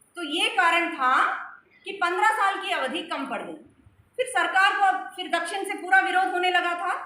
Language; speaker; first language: Hindi; non-native, local second language; Telugu